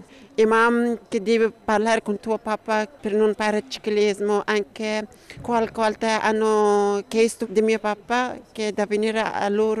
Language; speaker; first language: Italian; non-native, learner; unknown